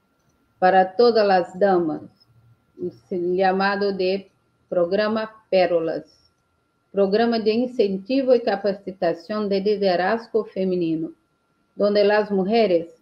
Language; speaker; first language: Portuguese; non-native, learner; Spanish